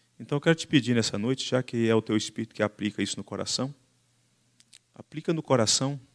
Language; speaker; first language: Portuguese; native; Portuguese